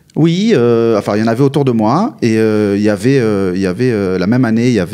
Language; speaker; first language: French; native; French